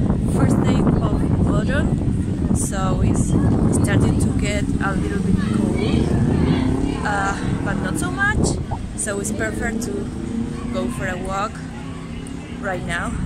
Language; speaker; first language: English; non-native, fluent; Spanish